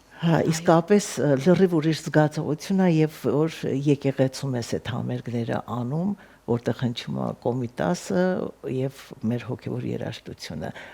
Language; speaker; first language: Armenian; native; Armenian